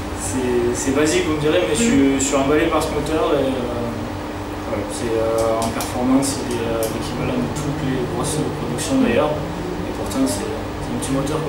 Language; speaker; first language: French; native; French